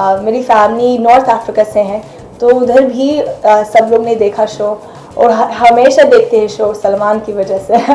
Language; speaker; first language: Hindi; non-native, fluent; Arabic